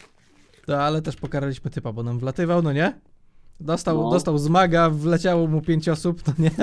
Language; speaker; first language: Polish; native; Polish